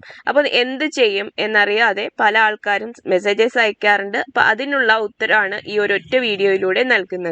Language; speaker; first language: Malayalam; native; Malayalam